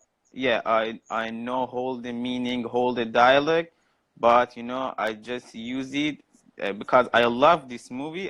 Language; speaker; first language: English; non-native, learner; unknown